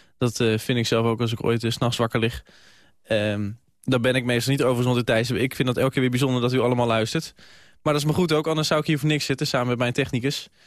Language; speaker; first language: Dutch; native; Dutch